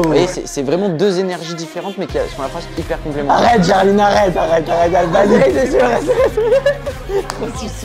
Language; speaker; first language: French; native; French